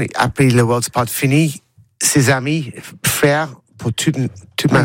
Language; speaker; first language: French; non-native, learner; English